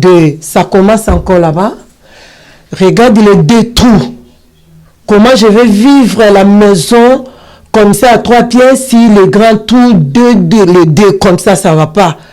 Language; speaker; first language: French; non-native, learner; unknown